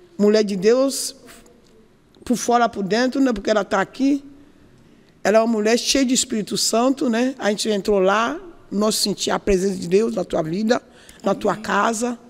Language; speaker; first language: Portuguese; non-native, learner; Yoruba